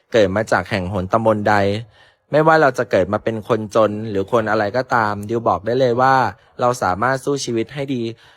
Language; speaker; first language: Thai; native; Thai